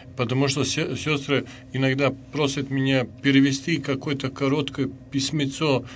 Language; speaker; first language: Russian; non-native, fluent; Serbian